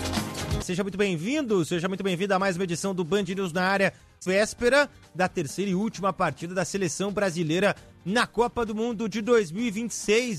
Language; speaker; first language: Portuguese; native; Portuguese